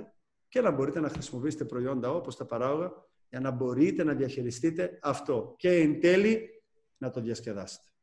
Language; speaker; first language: Greek; native; Greek